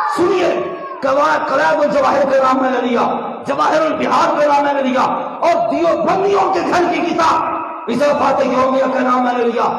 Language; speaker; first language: Urdu; non-native, local second language; Punjabi